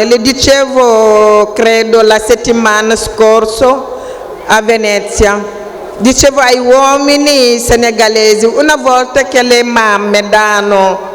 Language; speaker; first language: Italian; non-native, fluent; Wolof